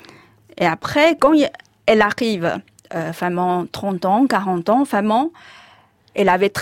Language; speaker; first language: French; non-native, fluent; Chinese